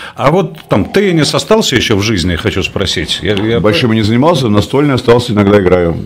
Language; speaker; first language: Russian; native; Russian